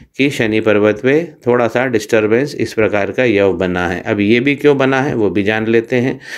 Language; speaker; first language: Hindi; native; Hindi